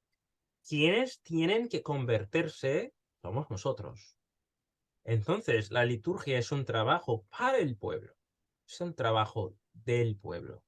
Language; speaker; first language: Spanish; early bilingual, heritage; Spanish